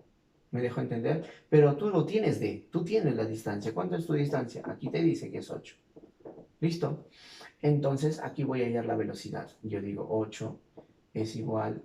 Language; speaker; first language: Spanish; native; Spanish